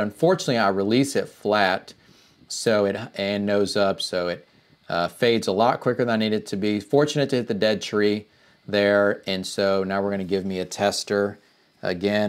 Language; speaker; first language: English; native; English